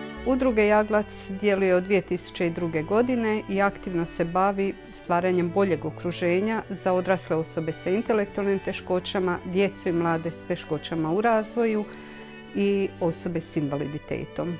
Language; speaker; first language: Croatian; native; Croatian